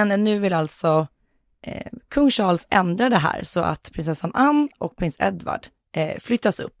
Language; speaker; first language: Swedish; native; Swedish